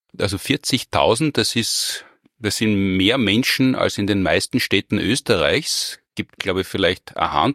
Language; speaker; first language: German; native; German